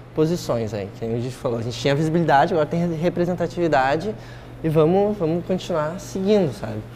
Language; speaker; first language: Portuguese; native; Portuguese